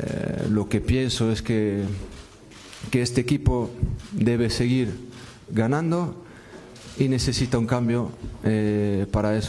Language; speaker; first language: Spanish; non-native, fluent; French